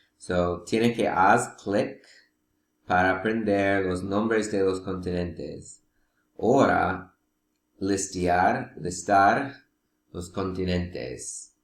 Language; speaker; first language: Spanish; non-native, learner; English